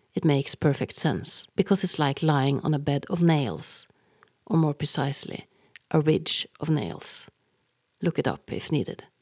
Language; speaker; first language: English; non-native, fluent; Norwegian